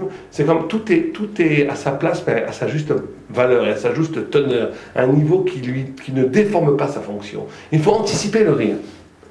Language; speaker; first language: French; native; French